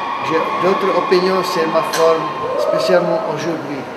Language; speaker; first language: French; non-native, fluent; Czech